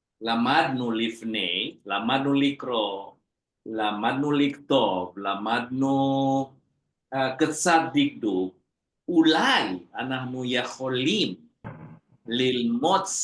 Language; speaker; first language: Hebrew; non-native, fluent; Indonesian